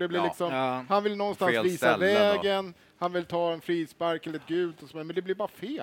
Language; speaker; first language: Swedish; native; Swedish